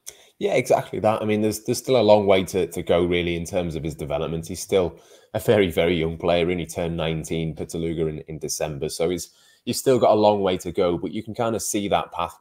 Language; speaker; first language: English; native; English